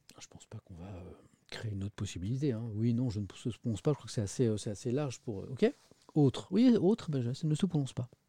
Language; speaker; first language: French; native; French